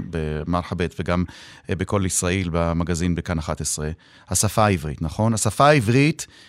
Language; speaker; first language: Hebrew; native; Hebrew